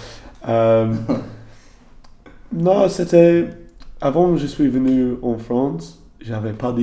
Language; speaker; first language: French; non-native, learner; English